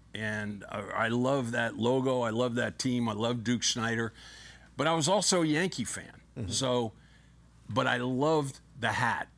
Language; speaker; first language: English; native; English